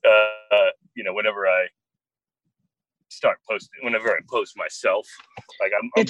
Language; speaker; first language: English; native; English